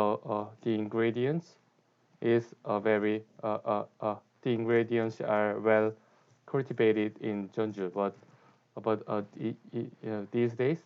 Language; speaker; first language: English; non-native, learner; Korean